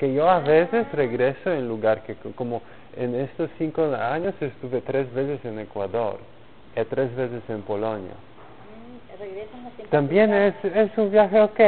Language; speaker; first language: Spanish; non-native, learner; Polish